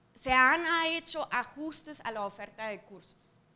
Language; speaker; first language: Spanish; non-native, fluent; German